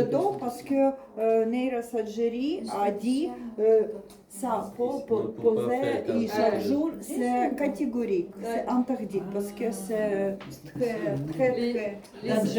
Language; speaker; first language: French; non-native, learner; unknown